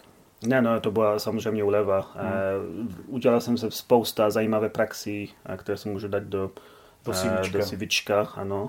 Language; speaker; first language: Czech; non-native, learner; Polish